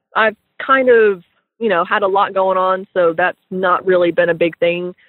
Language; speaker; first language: English; native; English